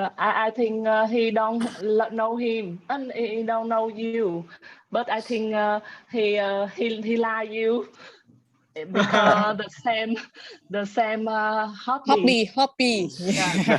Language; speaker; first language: English; non-native, learner; Vietnamese